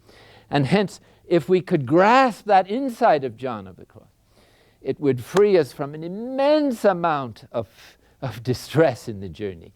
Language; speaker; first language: English; native; English